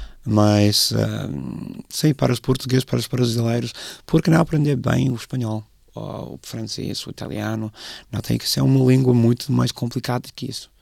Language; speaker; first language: Portuguese; non-native, fluent; English